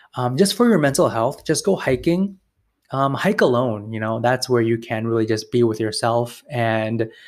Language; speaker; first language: English; native; English